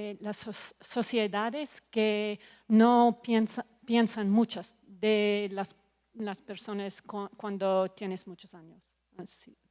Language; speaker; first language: Spanish; non-native, learner; English